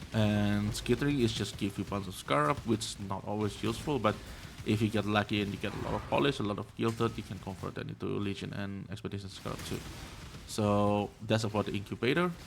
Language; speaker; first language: English; non-native, fluent; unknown